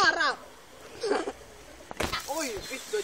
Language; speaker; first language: Finnish; native; Finnish